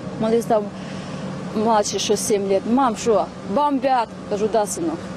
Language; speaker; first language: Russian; non-native, local second language; Ukrainian